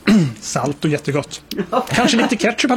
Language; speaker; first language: Swedish; native; Swedish